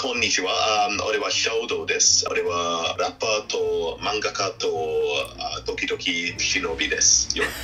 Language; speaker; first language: Japanese; non-native, learner; English